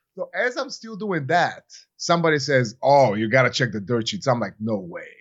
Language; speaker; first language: English; non-native, fluent; Bulgarian